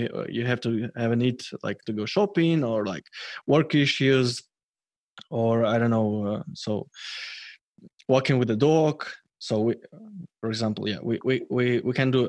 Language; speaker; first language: English; non-native, fluent; Russian